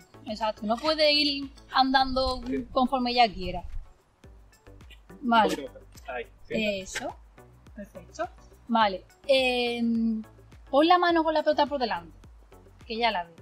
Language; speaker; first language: Spanish; native; Spanish